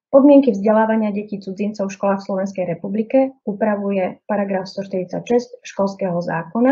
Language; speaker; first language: Slovak; native; Slovak